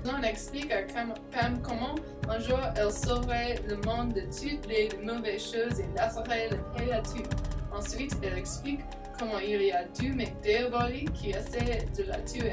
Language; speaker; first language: French; non-native, learner; English